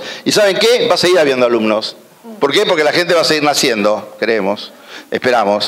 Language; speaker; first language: Spanish; native; Spanish